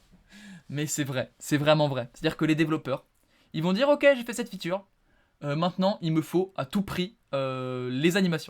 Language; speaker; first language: French; native; French